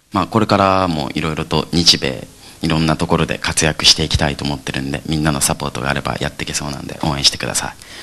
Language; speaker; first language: Japanese; native; Japanese